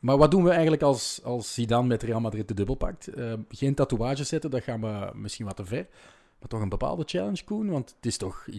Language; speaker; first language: Dutch; native; Dutch